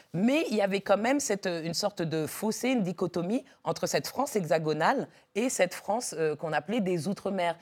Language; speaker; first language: French; early bilingual, other home language; Dyula